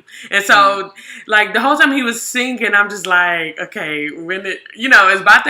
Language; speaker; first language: English; native; English